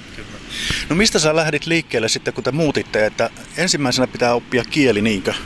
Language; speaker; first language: Finnish; native; Finnish